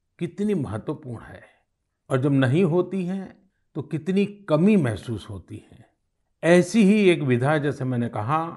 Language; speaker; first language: Hindi; non-native, local second language; Gujarati